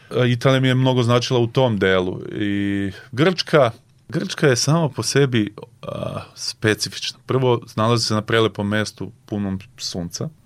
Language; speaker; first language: Serbian; native; Serbian